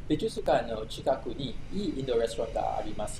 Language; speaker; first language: Japanese; non-native, learner; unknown